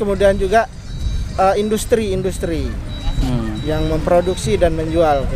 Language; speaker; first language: Indonesian; native; Indonesian